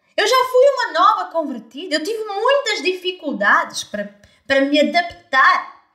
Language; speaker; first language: Portuguese; native; Portuguese